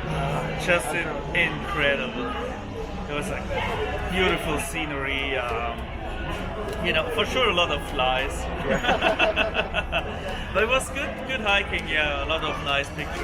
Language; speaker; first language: English; non-native, fluent; German